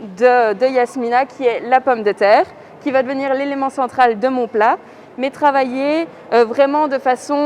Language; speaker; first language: French; native; French